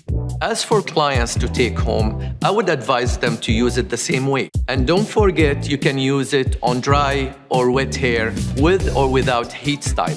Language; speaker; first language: English; non-native, fluent; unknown